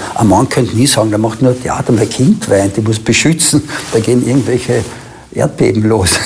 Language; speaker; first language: German; native; German